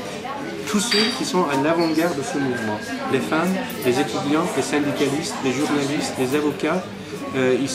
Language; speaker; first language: French; non-native, fluent; Persian